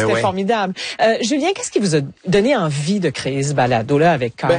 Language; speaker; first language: French; native; French